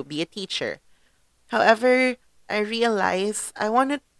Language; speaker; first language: English; non-native, local second language; Cebuano